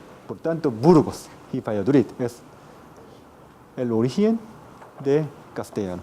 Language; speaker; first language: Spanish; non-native, fluent; Korean